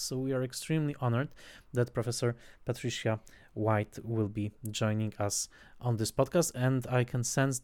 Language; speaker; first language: English; non-native, fluent; Polish